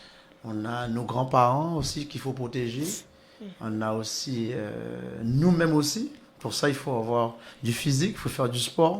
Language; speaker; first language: French; native; French